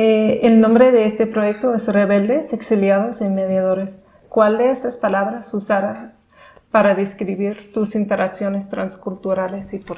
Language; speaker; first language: Spanish; non-native, fluent; English